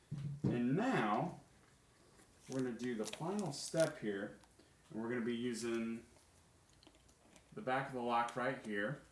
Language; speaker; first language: English; native; English